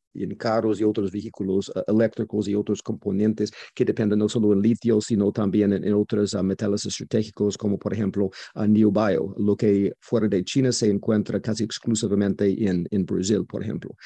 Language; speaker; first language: Spanish; non-native, fluent; English